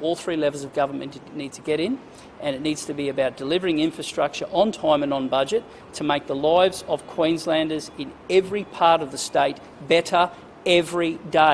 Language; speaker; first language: English; native; English